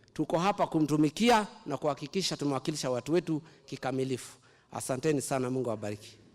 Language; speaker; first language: Swahili; non-native, local second language; Kikuyu